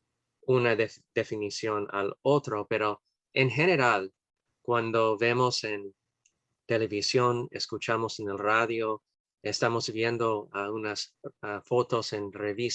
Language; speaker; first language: Spanish; non-native, fluent; English